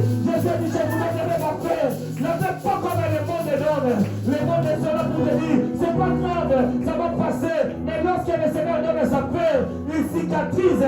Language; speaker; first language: French; non-native, local second language; Lingala